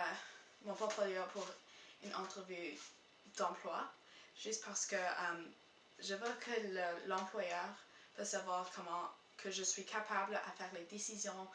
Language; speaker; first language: French; non-native, local second language; English